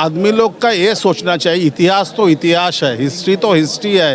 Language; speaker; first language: Hindi; non-native, local second language; Bangla